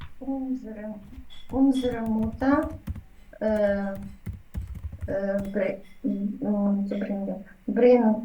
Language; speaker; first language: German; non-native, learner; Ukrainian